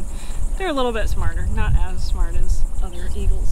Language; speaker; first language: English; native; English